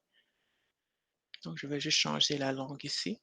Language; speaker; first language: French; native; French